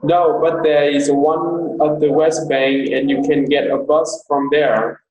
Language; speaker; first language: English; non-native, fluent; Vietnamese